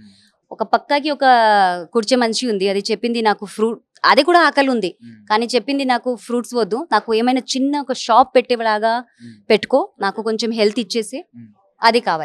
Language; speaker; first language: Telugu; non-native, learner; Hindi